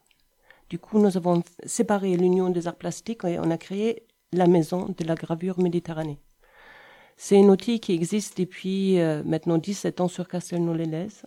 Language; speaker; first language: French; non-native, fluent; German